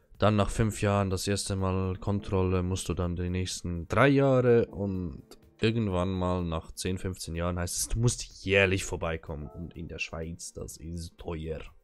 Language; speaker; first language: German; native; German